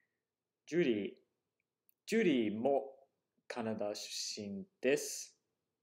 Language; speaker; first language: Japanese; non-native, fluent; English